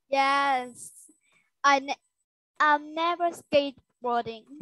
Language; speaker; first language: English; non-native, learner; Vietnamese